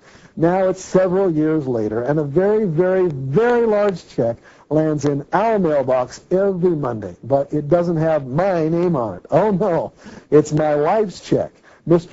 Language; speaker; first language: English; native; English